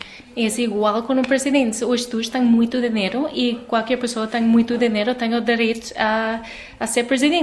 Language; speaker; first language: Portuguese; non-native, learner; English